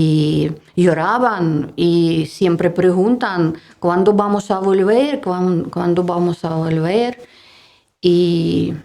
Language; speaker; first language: Spanish; non-native, learner; Russian